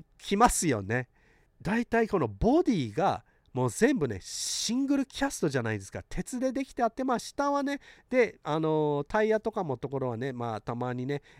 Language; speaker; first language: Japanese; early bilingual, heritage; Japanese